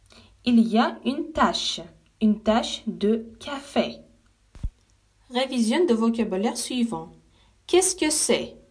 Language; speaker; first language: French; non-native, fluent; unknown